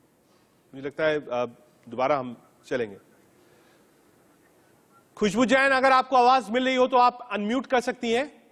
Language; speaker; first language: Hindi; native; Hindi